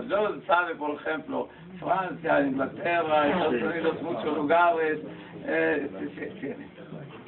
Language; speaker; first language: Spanish; non-native, learner; Hebrew